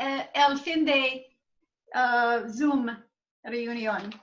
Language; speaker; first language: Spanish; non-native, learner; English